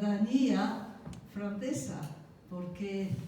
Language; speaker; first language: Spanish; non-native, fluent; English